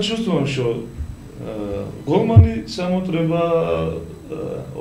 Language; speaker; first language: Macedonian; non-native, learner; Georgian